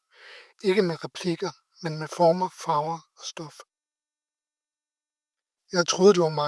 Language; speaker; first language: Danish; native; Danish